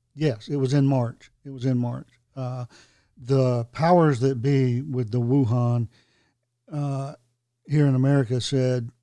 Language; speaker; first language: English; native; English